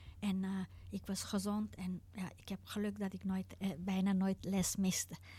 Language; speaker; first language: Dutch; non-native, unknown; Tibetan